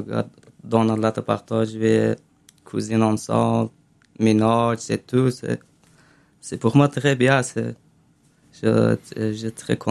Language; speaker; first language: French; non-native, learner; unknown